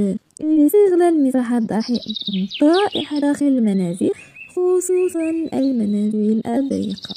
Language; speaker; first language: Arabic; native; Arabic